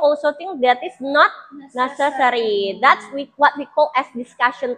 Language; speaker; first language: English; non-native, fluent; Indonesian